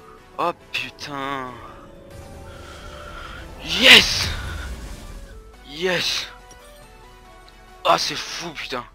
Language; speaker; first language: French; native; French